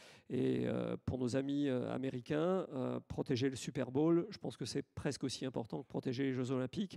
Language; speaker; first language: French; native; French